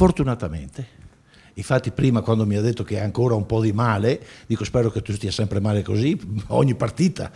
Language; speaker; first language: Italian; native; Italian